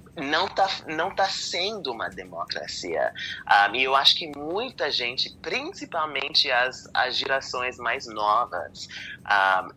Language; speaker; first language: Portuguese; non-native, fluent; English